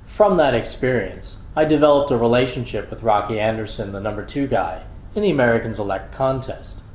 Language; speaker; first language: English; native; English